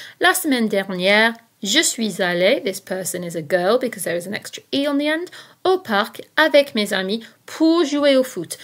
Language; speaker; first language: French; non-native, fluent; English